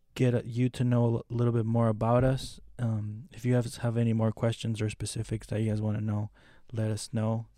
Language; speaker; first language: English; non-native, fluent; Spanish